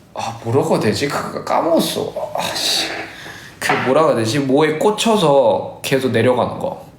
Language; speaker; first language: Korean; early bilingual, heritage; English